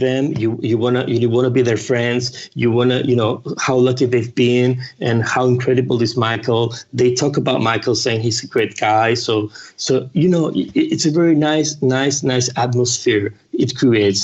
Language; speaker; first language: English; non-native, fluent; Spanish